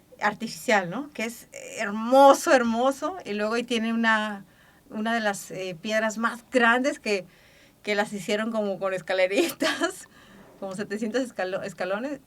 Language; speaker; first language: Spanish; native; Spanish